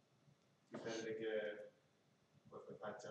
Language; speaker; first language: Italian; non-native, learner; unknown